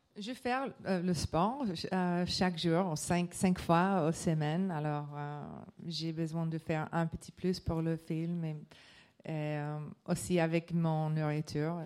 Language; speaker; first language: French; non-native, learner; English